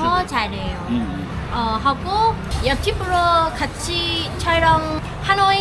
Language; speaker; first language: Korean; non-native, learner; Vietnamese